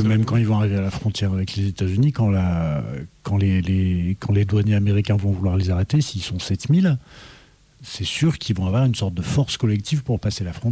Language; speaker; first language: French; native; French